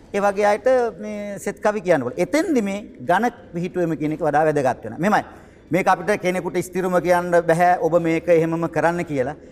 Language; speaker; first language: Sinhala; native; Sinhala